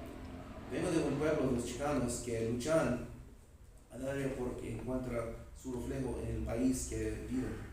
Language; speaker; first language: Spanish; non-native, learner; English